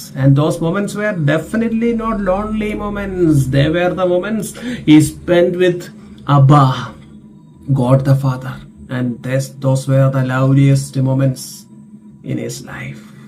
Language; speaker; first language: English; non-native, local second language; Malayalam